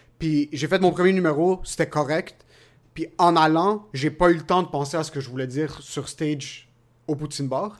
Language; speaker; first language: French; early bilingual, other home language; Arabic